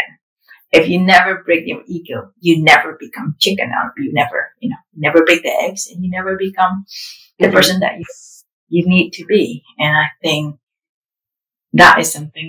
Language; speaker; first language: English; non-native, fluent; Indonesian